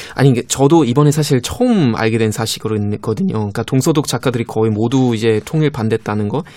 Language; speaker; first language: Korean; non-native, fluent; German